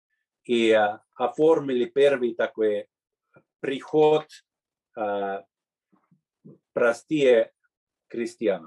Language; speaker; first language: Russian; non-native, fluent; Finnish